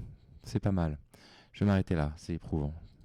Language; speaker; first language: French; native; French